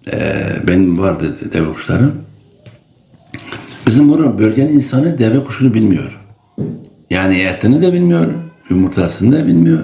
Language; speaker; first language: Turkish; non-native, local second language; Kurdish